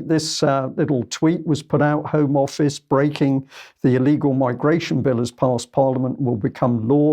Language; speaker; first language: English; native; English